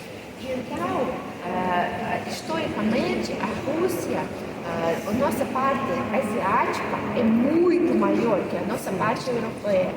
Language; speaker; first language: Portuguese; non-native, fluent; Russian